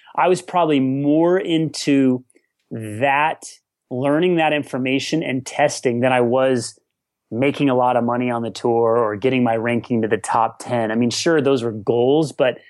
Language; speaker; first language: English; native; English